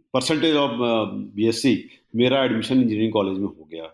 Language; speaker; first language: Hindi; native; Hindi